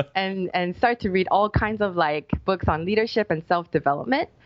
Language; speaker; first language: English; native; English